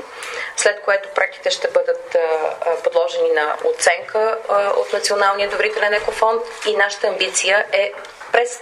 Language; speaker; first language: Bulgarian; native; Bulgarian